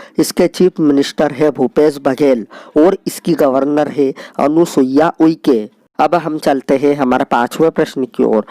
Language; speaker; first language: Hindi; native; Hindi